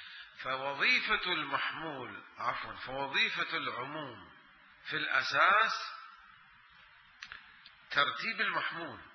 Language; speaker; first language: Arabic; native; Arabic